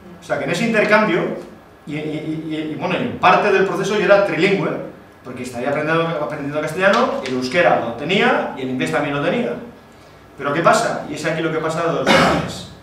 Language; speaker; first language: Spanish; early bilingual, other home language; Basque